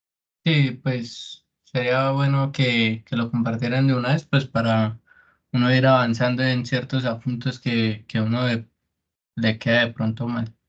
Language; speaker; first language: Spanish; native; Spanish